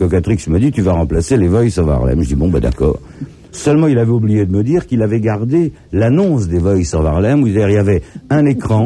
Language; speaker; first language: French; native; French